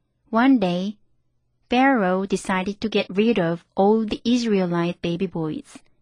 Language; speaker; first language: English; non-native, fluent; Korean